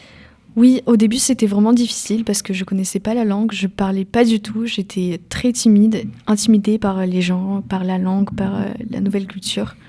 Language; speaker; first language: French; early bilingual, other home language; Ukrainian